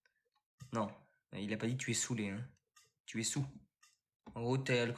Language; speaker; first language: French; native; French